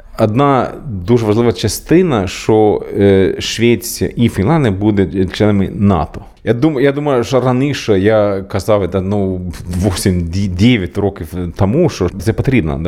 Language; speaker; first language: Ukrainian; non-native, learner; Swedish